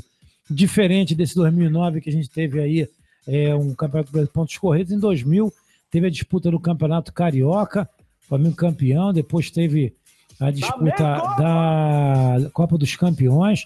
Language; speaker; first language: Portuguese; native; Portuguese